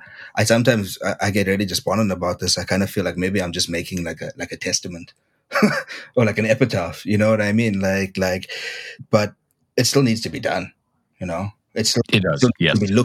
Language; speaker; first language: English; native; English